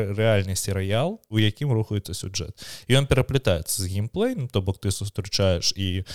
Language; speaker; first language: Belarusian; non-native, local second language; Russian